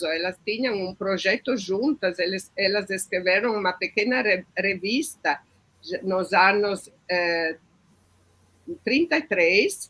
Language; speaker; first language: Portuguese; non-native, fluent; Italian